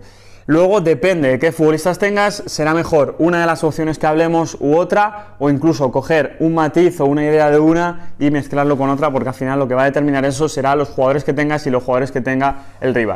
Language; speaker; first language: Spanish; native; Spanish